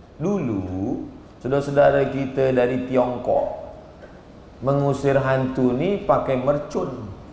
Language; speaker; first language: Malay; native; Malay